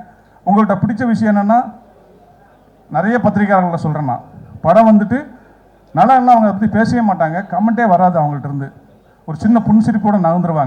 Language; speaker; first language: Tamil; native; Tamil